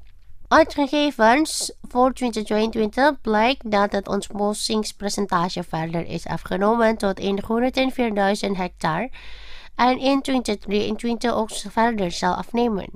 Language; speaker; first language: Dutch; non-native, fluent; Indonesian